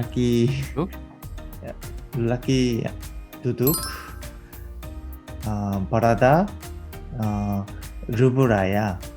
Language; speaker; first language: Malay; non-native, learner; Korean